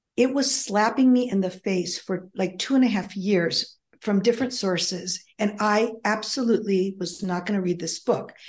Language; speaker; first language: English; early bilingual, other home language; Greek